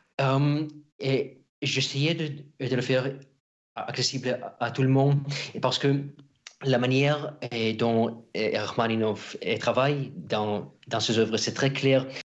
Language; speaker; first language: French; non-native, fluent; Russian